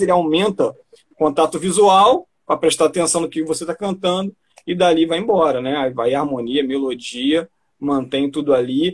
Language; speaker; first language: Portuguese; native; Portuguese